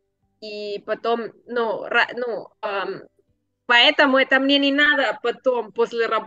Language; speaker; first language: Russian; non-native, learner; Spanish